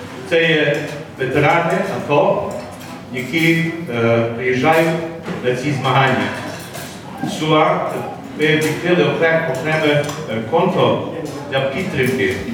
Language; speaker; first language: Ukrainian; early bilingual, heritage; Ukrainian